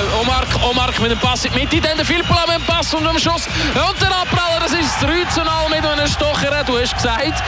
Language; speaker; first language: German; native; German